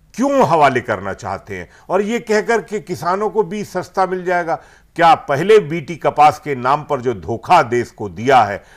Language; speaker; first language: Hindi; native; Hindi